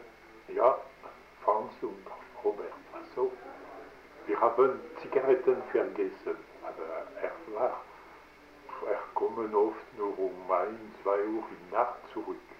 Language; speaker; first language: German; non-native, learner; French